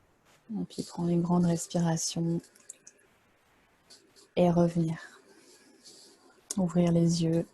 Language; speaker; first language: French; native; French